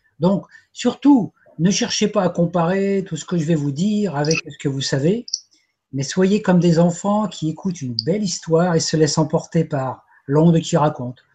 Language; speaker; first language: French; native; French